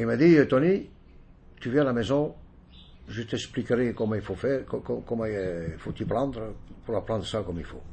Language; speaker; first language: French; non-native, fluent; Italian